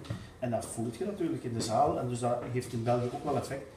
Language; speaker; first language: Dutch; native; Dutch